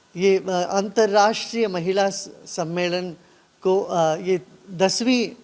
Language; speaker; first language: Hindi; non-native, local second language; Kannada